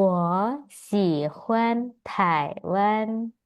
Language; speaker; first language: Chinese; non-native, fluent; Indonesian